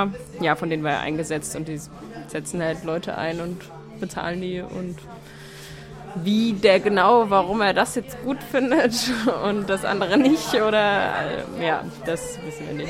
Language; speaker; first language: German; native; German